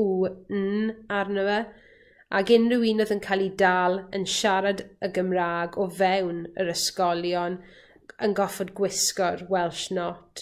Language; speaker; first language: Welsh; native; Welsh